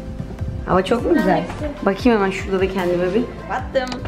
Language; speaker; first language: Turkish; native; Turkish